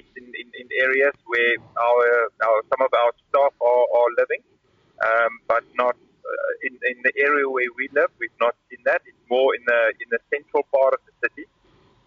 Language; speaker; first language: English; non-native, local second language; Afrikaans